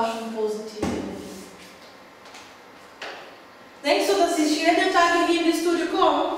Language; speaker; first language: German; non-native, learner; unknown